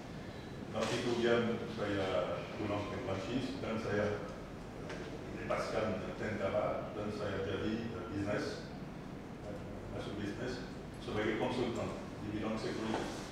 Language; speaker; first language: Indonesian; non-native, fluent; French